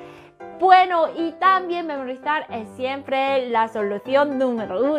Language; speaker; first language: Spanish; non-native, fluent; Korean